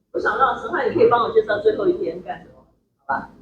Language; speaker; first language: Chinese; native; Chinese